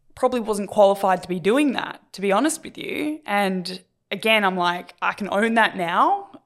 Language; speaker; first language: English; native; English